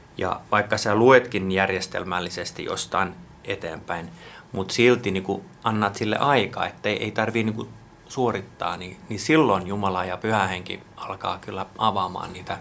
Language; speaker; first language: Finnish; non-native, local second language; Swedish